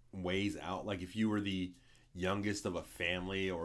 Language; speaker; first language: English; native; English